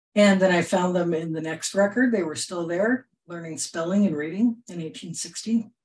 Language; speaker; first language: English; native; English